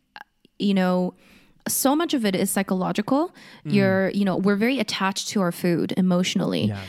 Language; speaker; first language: English; early bilingual, other home language; Korean